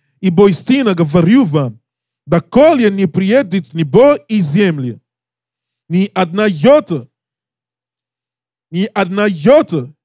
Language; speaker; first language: Russian; non-native, learner; English